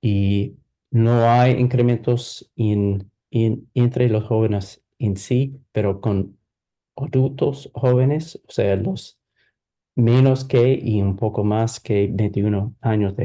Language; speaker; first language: Spanish; non-native, fluent; English